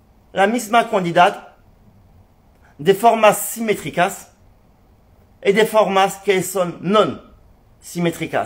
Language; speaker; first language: Spanish; non-native, learner; French